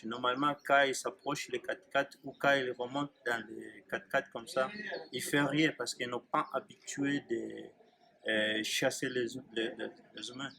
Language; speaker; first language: French; non-native, learner; Swahili